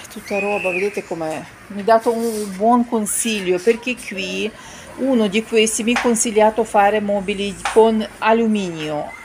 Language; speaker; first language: Italian; non-native, fluent; Ukrainian